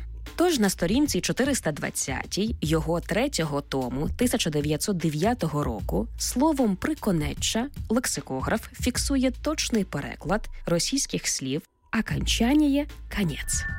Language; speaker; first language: Ukrainian; native; Ukrainian